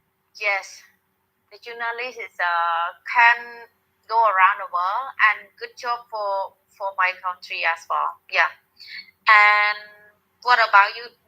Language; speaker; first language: English; non-native, learner; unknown